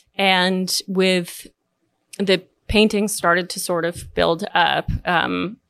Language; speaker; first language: English; native; English